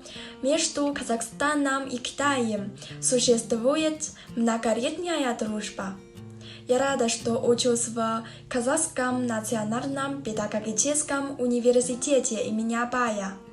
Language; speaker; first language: Russian; non-native, learner; Chinese